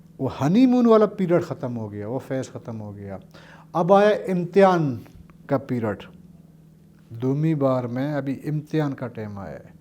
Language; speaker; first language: Urdu; non-native, local second language; Baluchi